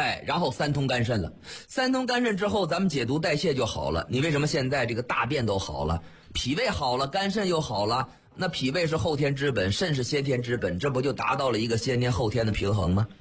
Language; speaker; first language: Chinese; native; Chinese